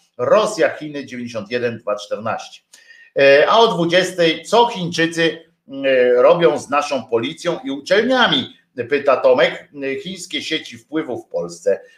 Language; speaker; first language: Polish; native; Polish